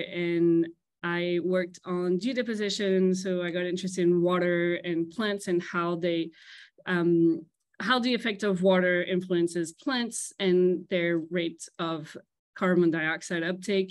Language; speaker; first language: English; non-native, fluent; French